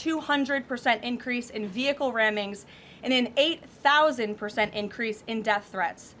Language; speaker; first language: English; native; English